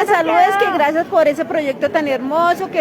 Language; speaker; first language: Spanish; native; Spanish